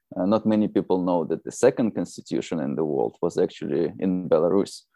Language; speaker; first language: English; non-native, fluent; Russian